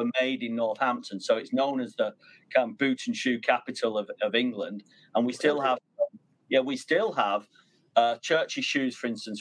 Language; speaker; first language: English; native; English